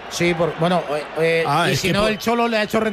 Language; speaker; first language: Spanish; native; Spanish